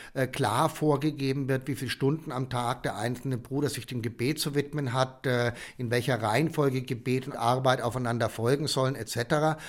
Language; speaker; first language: German; native; German